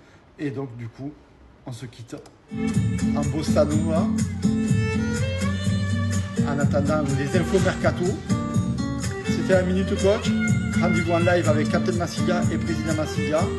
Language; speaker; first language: French; native; French